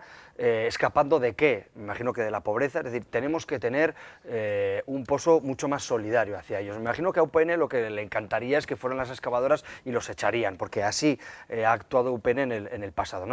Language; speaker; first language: Spanish; native; Spanish